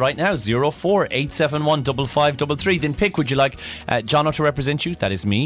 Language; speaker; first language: English; native; English